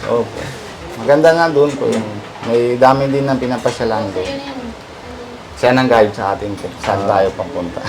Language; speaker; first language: Filipino; non-native, learner; Punjabi